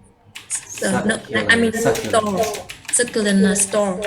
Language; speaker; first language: English; non-native, learner; Vietnamese